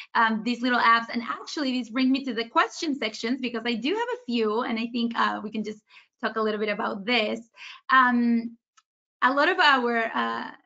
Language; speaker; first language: English; early bilingual, other home language; Spanish